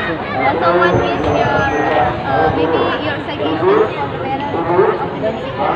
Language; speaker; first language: English; non-native, learner; Indonesian